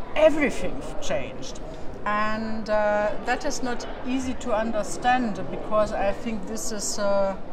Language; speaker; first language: English; non-native, learner; German